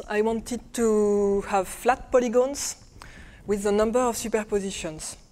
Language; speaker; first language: English; non-native, fluent; French